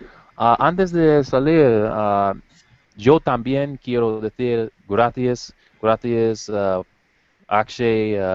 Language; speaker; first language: Spanish; non-native, learner; English